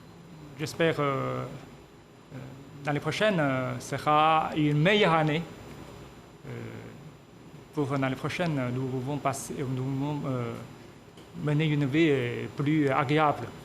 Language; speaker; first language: French; non-native, fluent; Chinese